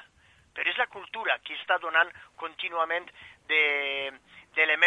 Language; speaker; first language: Catalan; non-native, fluent; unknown